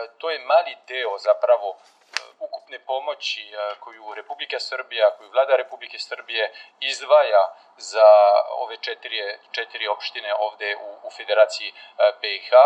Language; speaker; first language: Serbian; non-native, fluent; French